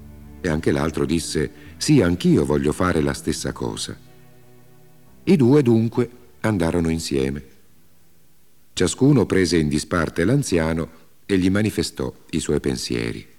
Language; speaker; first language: Italian; native; Italian